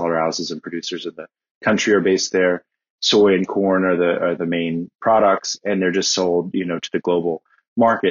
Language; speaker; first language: English; native; English